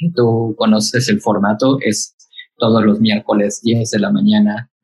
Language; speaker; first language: Spanish; native; Spanish